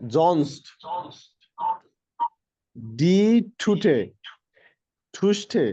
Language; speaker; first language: German; non-native, learner; Bangla